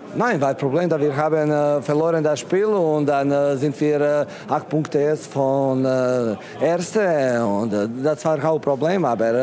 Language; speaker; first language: German; non-native, fluent; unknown